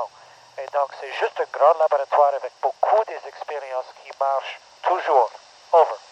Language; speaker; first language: French; non-native, local second language; English